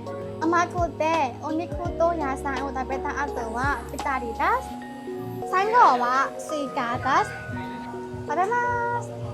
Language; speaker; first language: Japanese; non-native, learner; Burmese